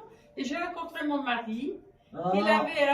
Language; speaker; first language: French; non-native, fluent; Italian